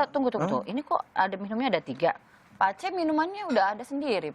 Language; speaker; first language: Indonesian; native; Indonesian